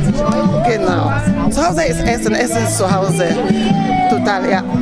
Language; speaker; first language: German; non-native, fluent; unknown